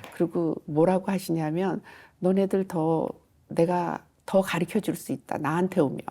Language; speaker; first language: Korean; native; Korean